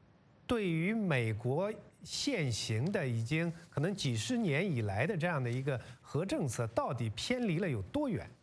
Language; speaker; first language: Chinese; native; Chinese